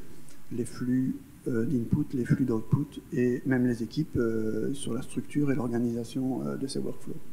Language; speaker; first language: French; native; French